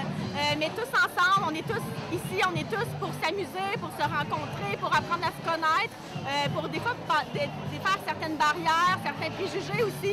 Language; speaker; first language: French; native; French